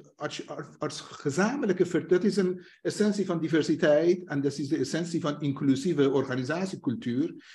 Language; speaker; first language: Dutch; non-native, fluent; Persian